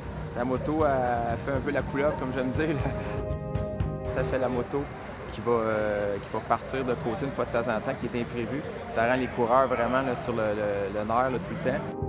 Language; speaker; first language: French; native; French